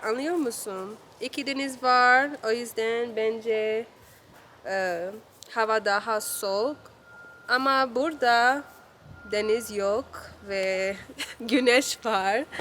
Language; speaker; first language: Turkish; non-native, learner; English